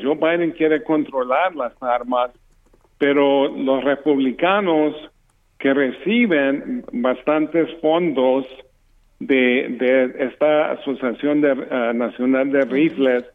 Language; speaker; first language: Spanish; early bilingual, heritage; English